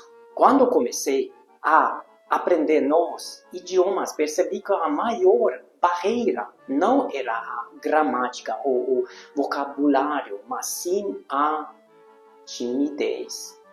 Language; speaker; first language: Portuguese; non-native, fluent; Hungarian